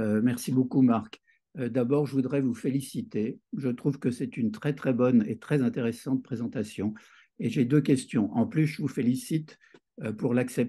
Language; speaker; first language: French; native; French